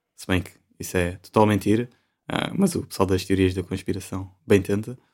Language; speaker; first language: Portuguese; native; Portuguese